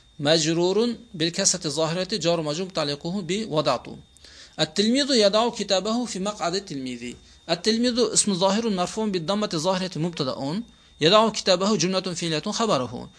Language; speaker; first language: Arabic; non-native, fluent; Uzbek